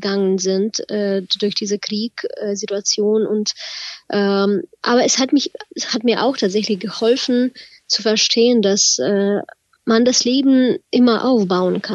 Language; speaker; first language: German; non-native, fluent; Ukrainian